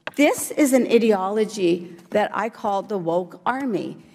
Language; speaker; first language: English; early bilingual, other home language; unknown